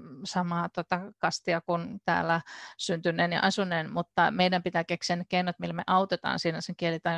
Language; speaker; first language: Finnish; native; Finnish